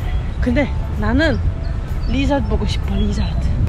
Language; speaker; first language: Korean; non-native, fluent; Lithuanian